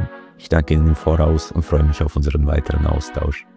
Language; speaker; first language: German; native; German